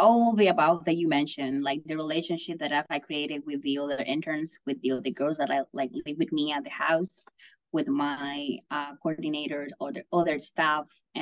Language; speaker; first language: English; non-native, fluent; Spanish